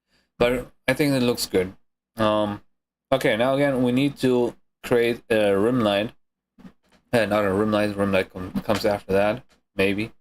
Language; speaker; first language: English; non-native, fluent; German